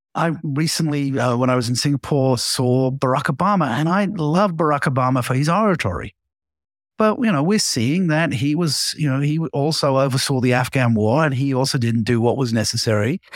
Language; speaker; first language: English; native; English